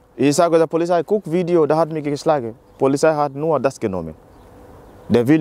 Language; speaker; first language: German; non-native, learner; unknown